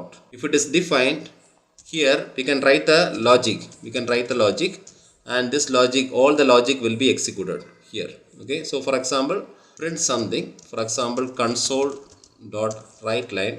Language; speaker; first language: English; non-native, local second language; Tamil